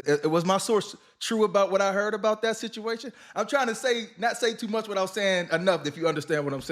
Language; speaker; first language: English; native; English